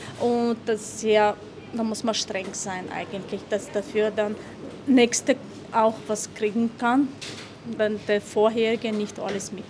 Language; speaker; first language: German; non-native, fluent; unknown